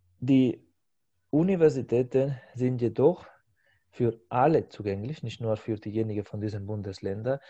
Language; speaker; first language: German; non-native, fluent; Spanish